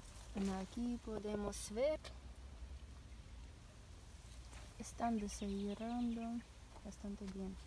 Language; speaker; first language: Spanish; non-native, learner; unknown